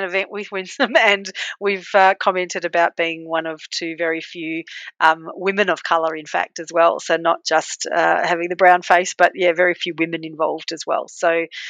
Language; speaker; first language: English; native; English